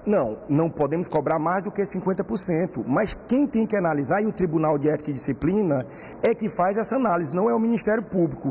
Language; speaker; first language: Portuguese; native; Portuguese